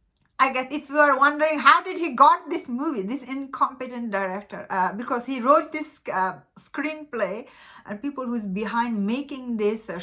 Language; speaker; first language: English; non-native, fluent; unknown